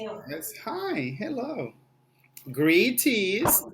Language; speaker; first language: English; non-native, fluent; Portuguese